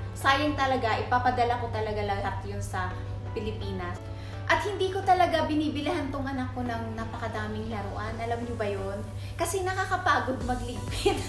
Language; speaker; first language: Filipino; native; Filipino